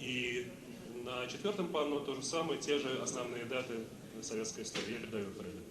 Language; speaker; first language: Russian; native; Russian